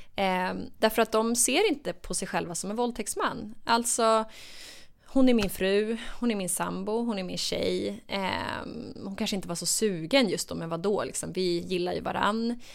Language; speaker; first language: Swedish; native; Swedish